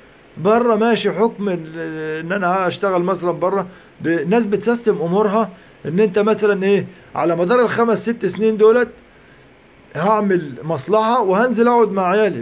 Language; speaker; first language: Arabic; native; Arabic